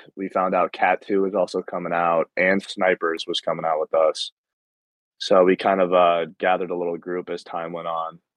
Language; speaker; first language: English; native; English